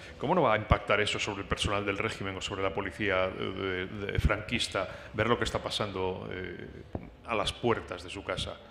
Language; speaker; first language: Spanish; native; Spanish